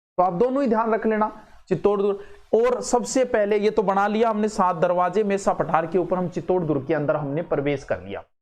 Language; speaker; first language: Hindi; native; Hindi